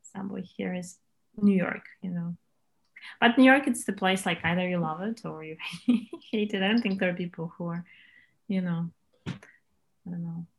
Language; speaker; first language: English; non-native, fluent; Russian